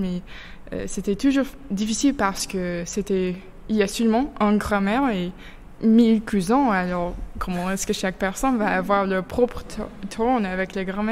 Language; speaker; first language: French; non-native, fluent; English